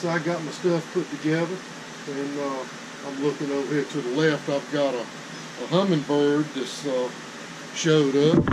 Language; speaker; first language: English; native; English